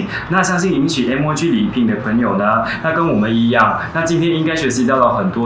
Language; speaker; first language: Chinese; native; Chinese